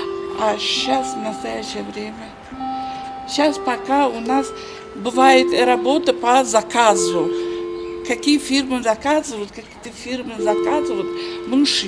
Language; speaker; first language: Russian; non-native, local second language; Tajik